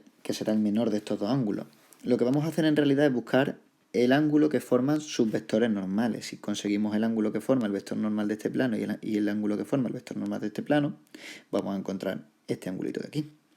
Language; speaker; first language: Spanish; native; Spanish